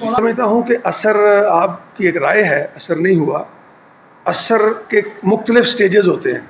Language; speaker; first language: Urdu; non-native, local second language; Punjabi